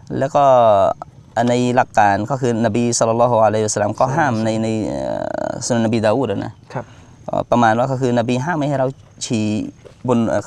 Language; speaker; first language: Thai; non-native, local second language; Malay